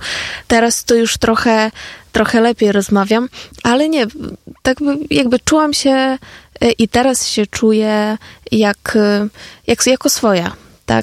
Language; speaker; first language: Polish; non-native, fluent; Ukrainian